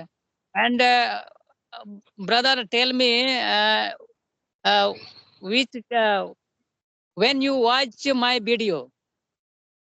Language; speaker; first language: English; non-native, learner; Hindi